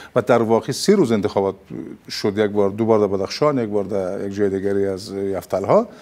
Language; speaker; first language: Persian; native; Persian